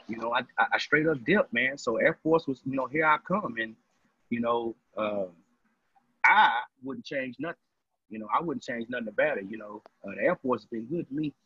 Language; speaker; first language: English; native; English